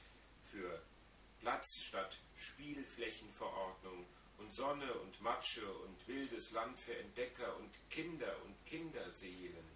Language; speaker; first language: German; native; German